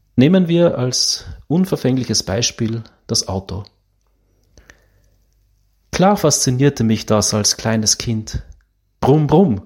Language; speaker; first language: German; native; German